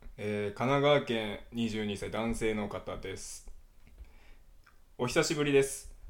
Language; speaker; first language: Japanese; native; Japanese